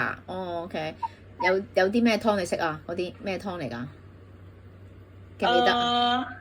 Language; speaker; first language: Cantonese; native; Cantonese